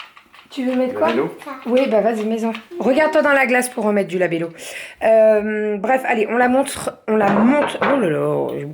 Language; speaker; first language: French; native; French